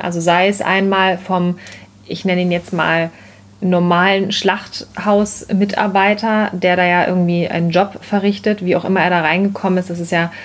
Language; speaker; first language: German; native; German